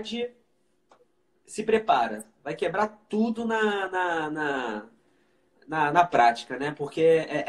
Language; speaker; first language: Portuguese; native; Portuguese